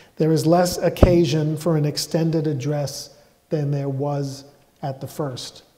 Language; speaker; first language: English; native; English